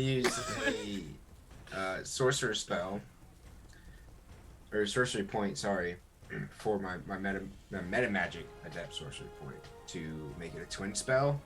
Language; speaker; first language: English; native; English